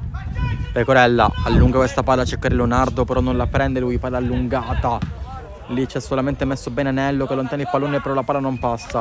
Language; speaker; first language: Italian; native; Italian